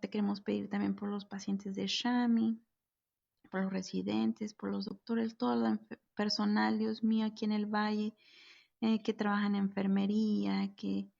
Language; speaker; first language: Spanish; native; Spanish